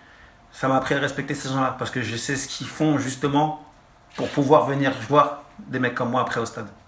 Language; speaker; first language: French; native; French